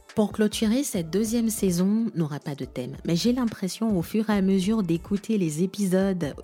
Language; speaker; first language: French; non-native, local second language; Lingala